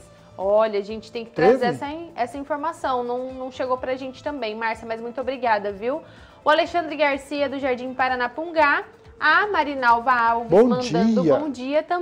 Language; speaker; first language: Portuguese; native; Portuguese